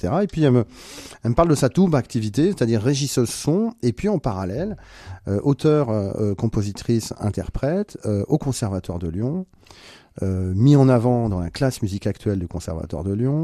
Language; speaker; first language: French; native; French